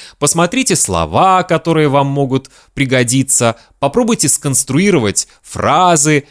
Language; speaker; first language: Russian; native; Russian